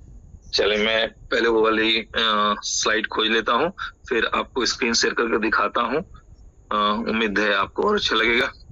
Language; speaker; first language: Hindi; native; Hindi